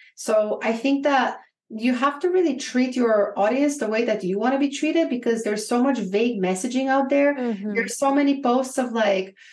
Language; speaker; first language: English; non-native, fluent; Bulgarian